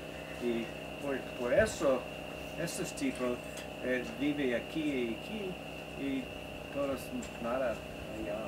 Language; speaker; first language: Spanish; non-native, learner; English